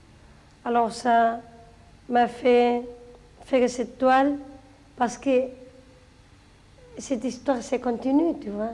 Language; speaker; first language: French; non-native, fluent; Spanish